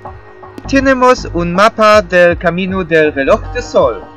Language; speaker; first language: Spanish; non-native, learner; German